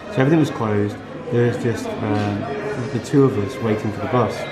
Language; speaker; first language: English; native; English